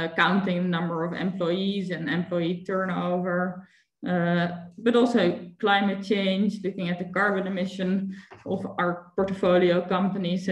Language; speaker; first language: English; non-native, fluent; Dutch